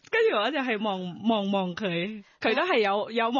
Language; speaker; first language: Cantonese; non-native, learner; Thai